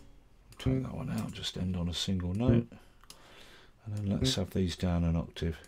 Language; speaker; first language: English; native; English